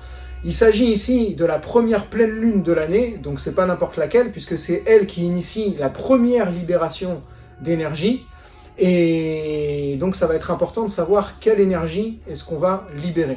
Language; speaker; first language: French; native; French